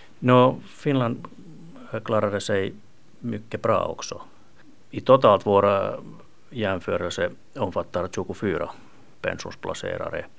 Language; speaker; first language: Swedish; non-native, local second language; Finnish